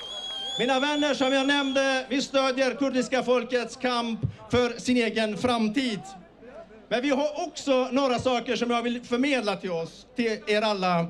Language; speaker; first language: Swedish; early bilingual, other home language; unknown